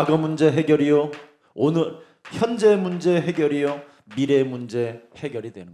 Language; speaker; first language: Korean; native; Korean